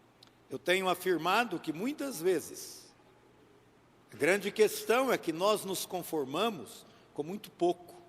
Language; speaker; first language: Portuguese; native; Portuguese